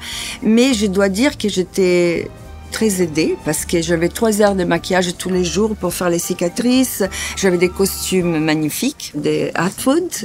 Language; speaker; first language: French; non-native, fluent; Italian